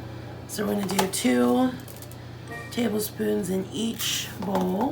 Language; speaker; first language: English; native; English